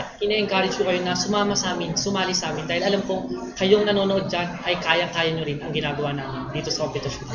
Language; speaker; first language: Filipino; native; Filipino